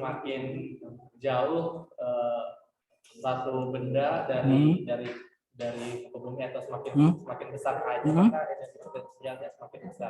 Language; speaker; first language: Indonesian; native; Indonesian